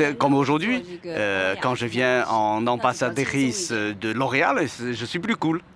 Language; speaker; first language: French; non-native, fluent; Chinese